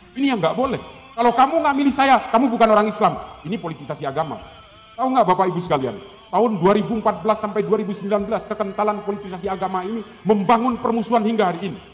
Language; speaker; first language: Indonesian; non-native, local second language; Madurese